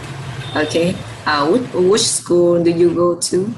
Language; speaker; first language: English; non-native, fluent; Vietnamese